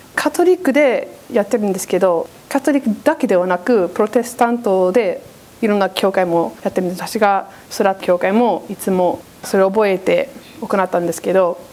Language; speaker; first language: Japanese; non-native, fluent; English